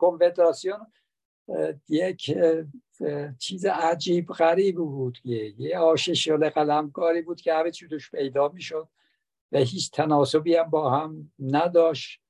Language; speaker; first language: Persian; non-native, local second language; Azerbaijani